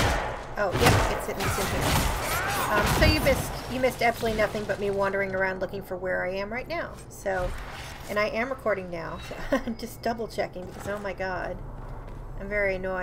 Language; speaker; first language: English; native; English